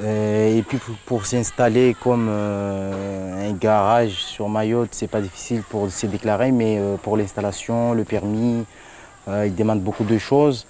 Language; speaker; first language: French; non-native, local second language; Comorian